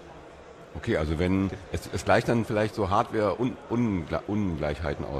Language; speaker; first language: German; native; German